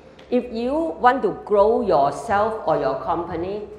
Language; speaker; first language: English; non-native, local second language; Cantonese